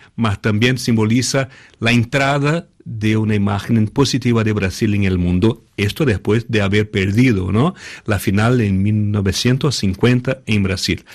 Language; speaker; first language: Spanish; non-native, fluent; Portuguese